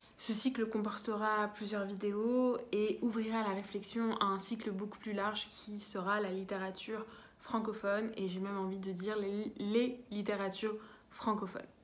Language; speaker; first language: French; early bilingual, other home language; Arabic